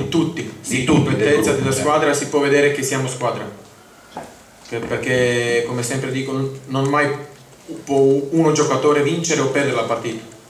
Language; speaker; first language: Italian; non-native, learner; Croatian